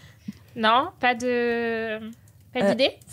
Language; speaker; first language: French; native; French